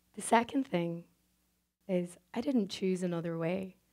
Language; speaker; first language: English; native; English